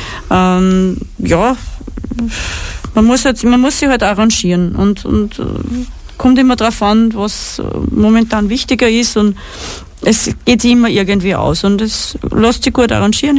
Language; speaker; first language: German; native; German